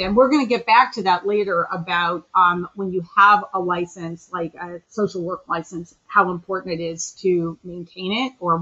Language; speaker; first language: English; native; English